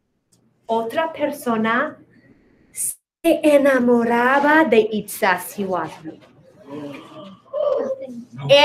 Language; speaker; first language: Spanish; non-native, fluent; English